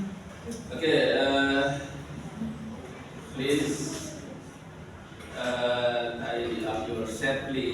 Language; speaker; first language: English; non-native, learner; Indonesian